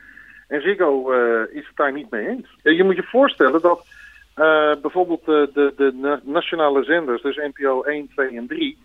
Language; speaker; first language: Dutch; native; Dutch